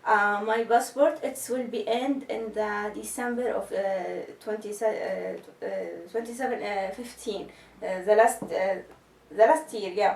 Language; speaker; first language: English; non-native, learner; Arabic